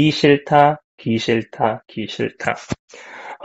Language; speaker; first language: Korean; non-native, fluent; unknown